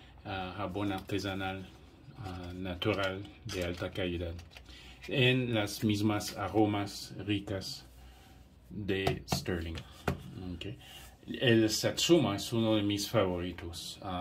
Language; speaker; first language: Spanish; non-native, fluent; English